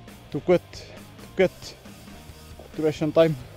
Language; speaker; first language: English; non-native, learner; Portuguese